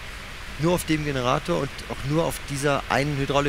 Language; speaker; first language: German; native; German